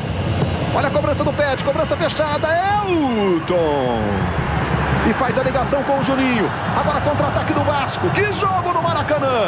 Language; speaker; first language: Portuguese; native; Portuguese